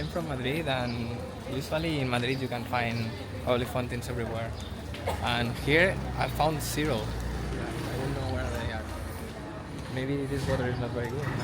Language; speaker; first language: English; non-native, fluent; Spanish